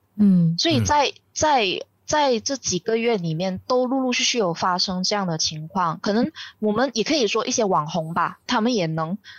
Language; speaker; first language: Chinese; native; Chinese